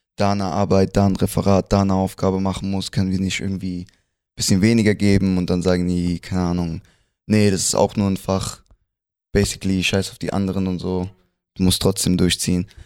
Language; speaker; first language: German; early bilingual, other home language; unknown